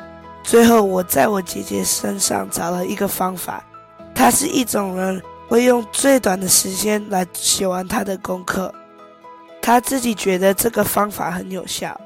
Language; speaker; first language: Chinese; early bilingual, heritage; Chinese